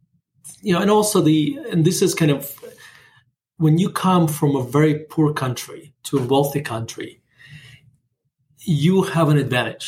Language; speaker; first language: English; non-native, fluent; Russian